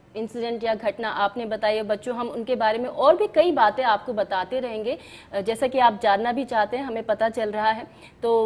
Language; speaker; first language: Hindi; native; Hindi